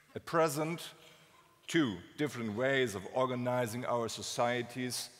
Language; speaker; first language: English; non-native, fluent; German